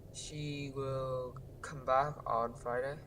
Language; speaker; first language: English; non-native, learner; Vietnamese